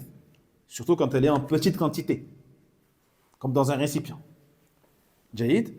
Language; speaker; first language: French; native; French